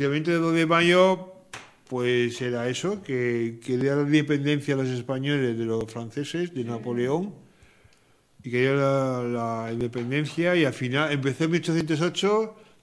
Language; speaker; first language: Spanish; native; Spanish